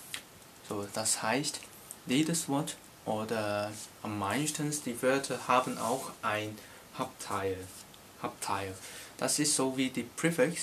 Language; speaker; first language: German; non-native, learner; Cantonese